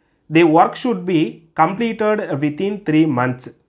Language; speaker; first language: English; non-native, local second language; Tamil